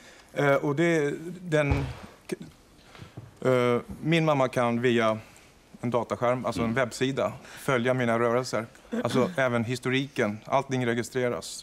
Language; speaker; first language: Swedish; native; Swedish